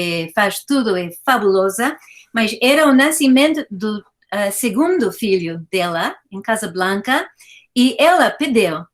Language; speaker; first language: Portuguese; non-native, fluent; English